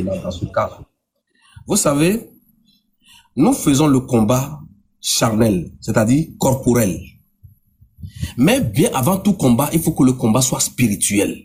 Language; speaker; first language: French; non-native, local second language; Ewe